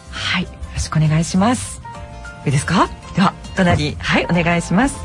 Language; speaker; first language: Japanese; native; Japanese